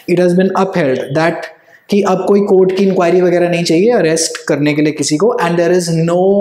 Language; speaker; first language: English; non-native, local second language; Hindi